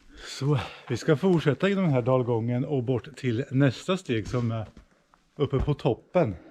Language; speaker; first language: Swedish; native; Swedish